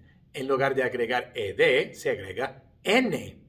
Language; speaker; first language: Spanish; non-native, fluent; English